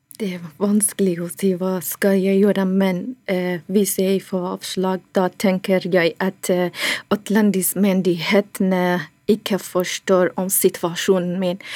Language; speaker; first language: Norwegian; non-native, learner; Persian